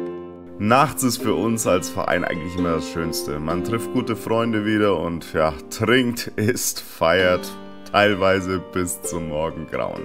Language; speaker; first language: German; native; German